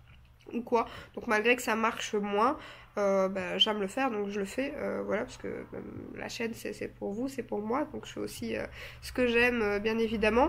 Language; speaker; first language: French; native; French